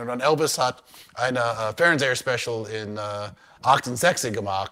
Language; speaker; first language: German; non-native, learner; English